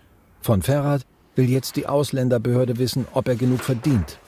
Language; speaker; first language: German; native; German